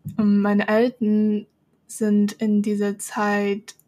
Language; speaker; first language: German; non-native, fluent; Chinese